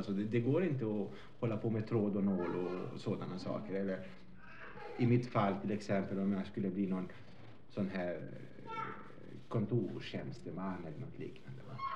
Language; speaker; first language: Swedish; non-native, fluent; Greek